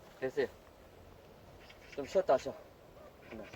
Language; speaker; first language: Korean; native; Korean